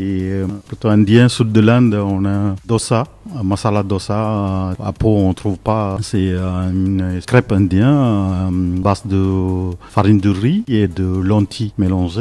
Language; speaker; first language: French; non-native, learner; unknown